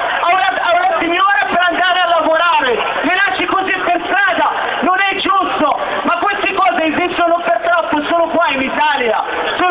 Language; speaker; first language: Italian; non-native, fluent; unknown